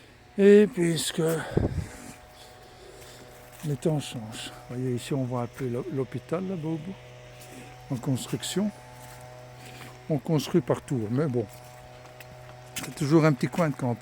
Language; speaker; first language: French; native; French